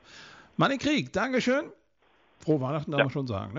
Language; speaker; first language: German; native; German